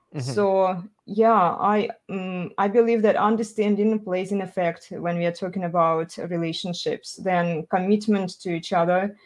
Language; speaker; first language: English; non-native, fluent; Russian